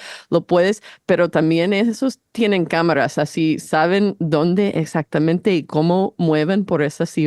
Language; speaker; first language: Spanish; non-native, fluent; English